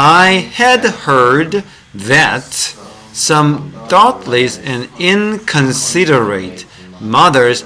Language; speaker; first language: English; non-native, fluent; Korean